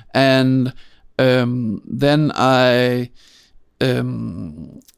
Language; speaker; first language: English; non-native, fluent; Danish